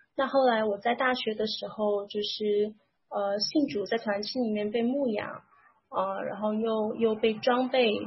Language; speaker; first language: Chinese; native; Chinese